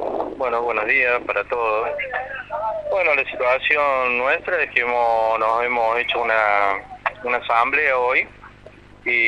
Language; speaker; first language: Spanish; native; Spanish